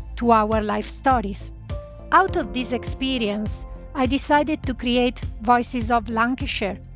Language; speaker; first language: English; non-native, fluent; Italian